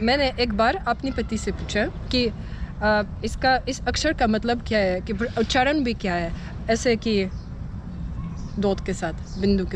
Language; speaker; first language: Hindi; non-native, fluent; Russian